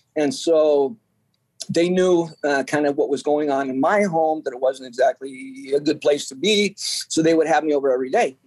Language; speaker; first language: English; native; English